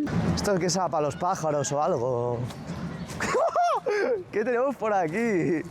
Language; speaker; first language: Spanish; native; Spanish